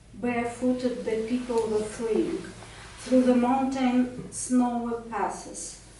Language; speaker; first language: English; non-native, fluent; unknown